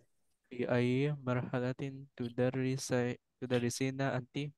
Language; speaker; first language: Arabic; non-native, learner; Indonesian